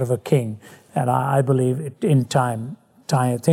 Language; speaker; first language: English; non-native, local second language; Hindi